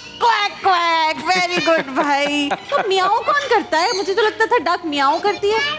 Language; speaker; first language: Urdu; native; Urdu